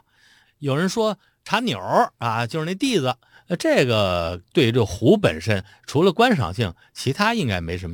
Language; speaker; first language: Chinese; native; Chinese